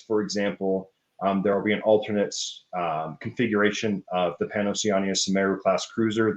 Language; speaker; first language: English; native; English